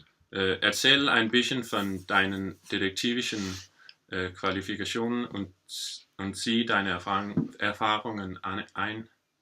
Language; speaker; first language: German; non-native, learner; Danish